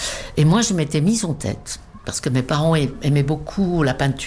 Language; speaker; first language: French; non-native, fluent; Czech